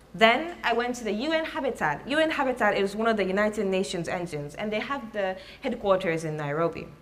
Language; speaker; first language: English; early bilingual, other home language; Japanese